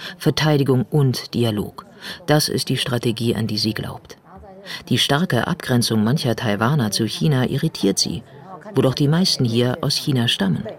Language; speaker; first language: German; native; German